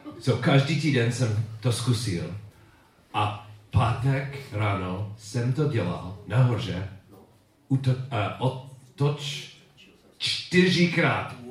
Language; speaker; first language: Czech; non-native, learner; English